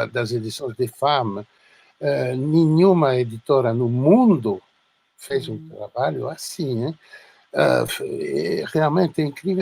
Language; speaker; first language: Portuguese; non-native, fluent; French